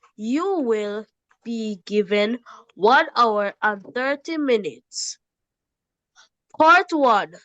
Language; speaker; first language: English; native; English